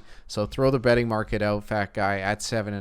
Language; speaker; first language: English; native; English